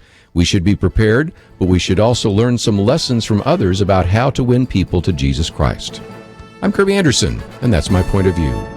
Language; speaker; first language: English; native; English